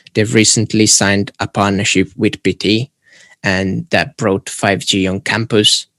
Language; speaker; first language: English; non-native, fluent; Italian